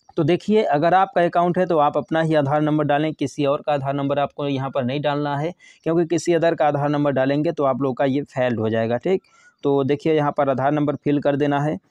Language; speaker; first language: Hindi; native; Hindi